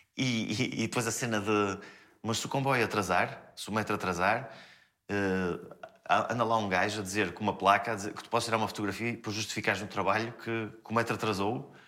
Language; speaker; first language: Portuguese; native; Portuguese